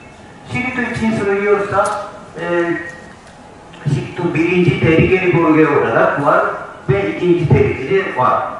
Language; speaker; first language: Turkish; non-native, learner; Japanese